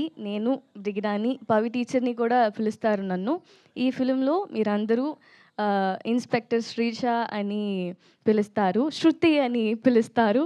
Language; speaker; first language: Telugu; non-native, learner; Tamil